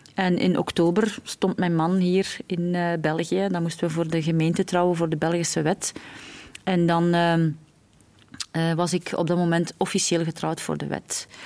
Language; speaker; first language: Dutch; early bilingual, other home language; Arabic